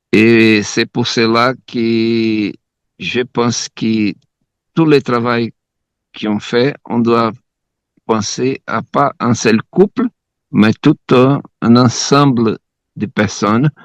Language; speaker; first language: French; non-native, fluent; Portuguese